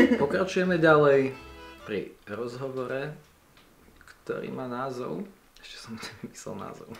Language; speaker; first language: Slovak; native; Slovak